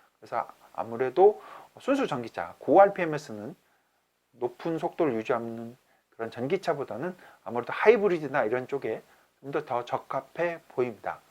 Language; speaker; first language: Korean; native; Korean